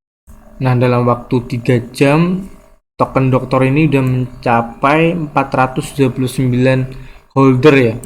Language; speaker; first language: Indonesian; native; Indonesian